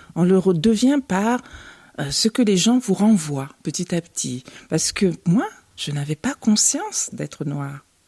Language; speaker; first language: French; early bilingual, other home language; Bambara